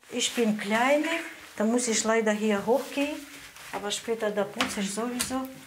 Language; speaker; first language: German; non-native, learner; Russian